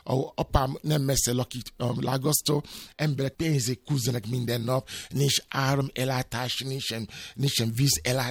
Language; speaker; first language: Hungarian; non-native, fluent; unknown